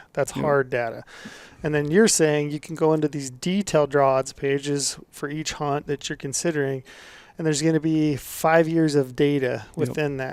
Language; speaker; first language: English; native; English